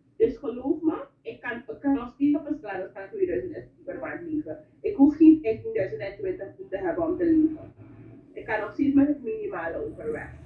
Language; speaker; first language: Dutch; native; Dutch